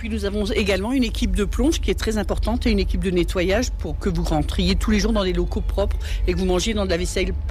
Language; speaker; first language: French; native; French